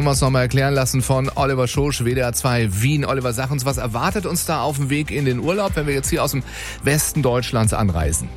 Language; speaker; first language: German; native; German